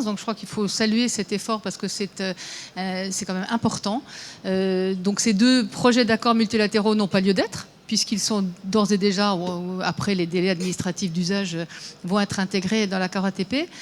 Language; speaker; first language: French; native; French